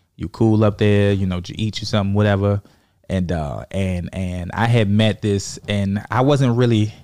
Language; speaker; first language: English; native; English